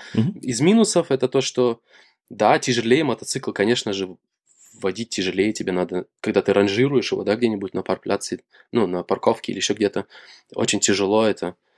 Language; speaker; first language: Russian; native; Russian